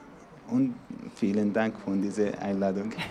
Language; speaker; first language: German; non-native, learner; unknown